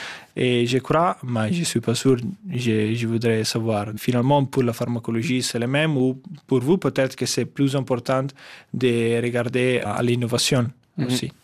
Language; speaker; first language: French; non-native, learner; Italian